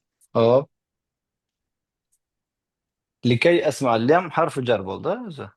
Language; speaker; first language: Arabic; non-native, fluent; Uzbek